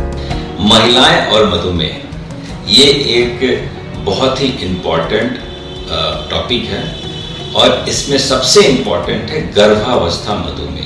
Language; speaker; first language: Hindi; native; Hindi